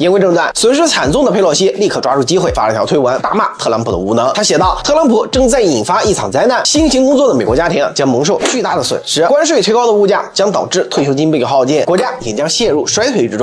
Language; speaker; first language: Chinese; native; Chinese